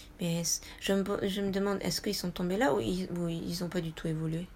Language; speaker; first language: French; non-native, fluent; Japanese